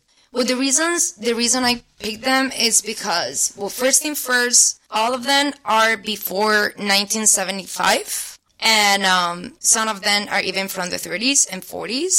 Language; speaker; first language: English; non-native, fluent; Spanish